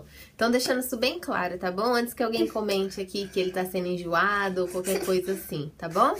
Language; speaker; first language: Portuguese; native; Portuguese